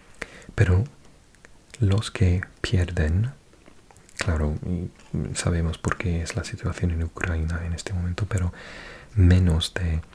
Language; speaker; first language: Spanish; non-native, fluent; English